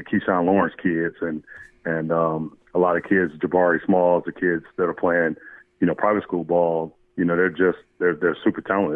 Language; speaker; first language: English; native; English